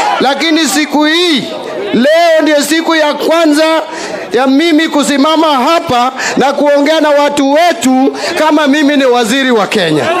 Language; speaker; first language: Swahili; non-native, local second language; Luo (Kenya and Tanzania)